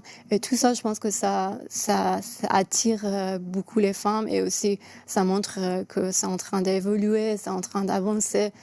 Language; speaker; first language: French; non-native, fluent; Persian